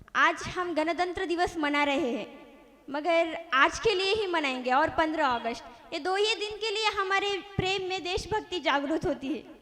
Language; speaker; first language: Hindi; non-native, local second language; Marathi